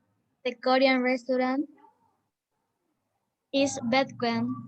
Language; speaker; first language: English; non-native, learner; Spanish